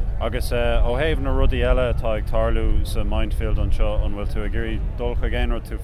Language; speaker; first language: Irish; non-native, local second language; English